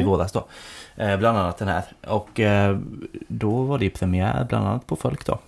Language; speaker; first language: Swedish; native; Swedish